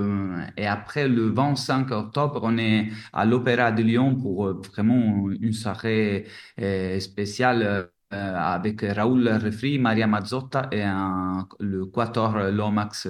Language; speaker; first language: French; non-native, fluent; Italian